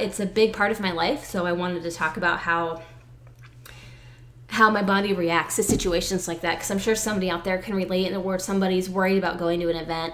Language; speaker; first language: English; native; English